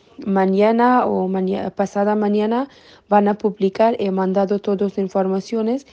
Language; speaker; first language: Spanish; non-native, learner; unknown